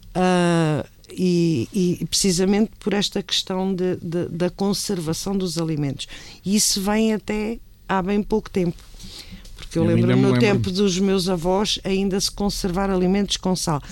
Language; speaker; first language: Portuguese; native; Portuguese